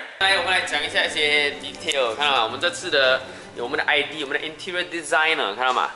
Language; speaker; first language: Chinese; native; Chinese